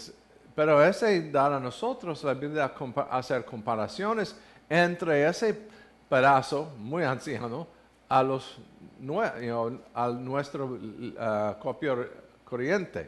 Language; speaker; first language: Spanish; non-native, learner; English